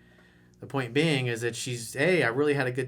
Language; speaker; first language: English; native; English